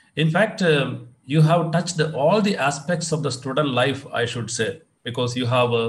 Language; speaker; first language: English; non-native, local second language; Malayalam